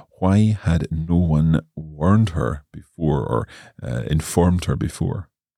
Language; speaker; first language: English; native; English